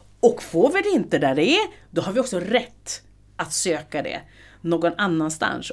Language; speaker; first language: Swedish; native; Swedish